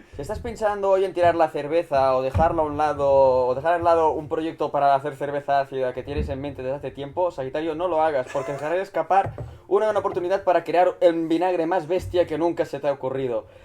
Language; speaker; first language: Spanish; non-native, local second language; Catalan